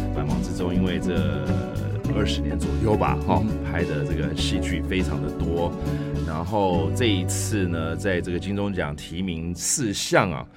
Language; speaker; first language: Chinese; early bilingual, heritage; Chinese